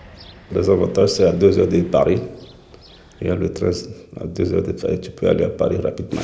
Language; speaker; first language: French; non-native, fluent; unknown